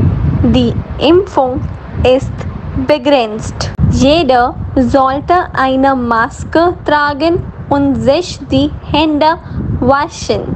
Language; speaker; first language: German; non-native, learner; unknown